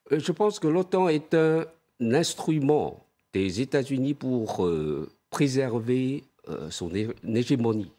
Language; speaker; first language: French; non-native, fluent; Chinese